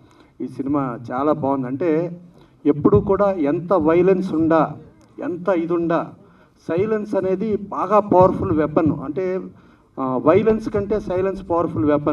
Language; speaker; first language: Telugu; native; Telugu